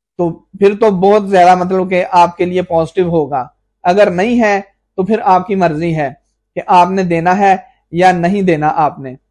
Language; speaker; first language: Urdu; non-native, local second language; Punjabi